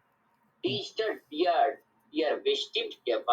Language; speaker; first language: German; non-native, learner; Bangla